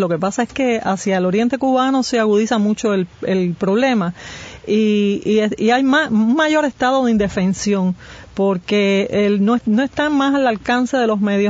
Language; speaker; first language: Spanish; native; Spanish